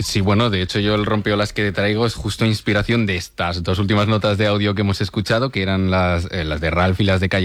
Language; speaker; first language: Spanish; native; Spanish